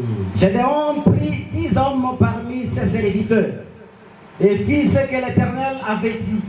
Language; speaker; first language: French; non-native, local second language; Lingala